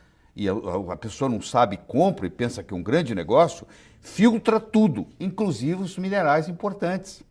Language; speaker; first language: Portuguese; native; Portuguese